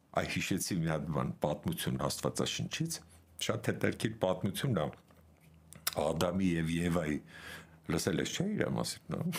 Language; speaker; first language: Armenian; native; Armenian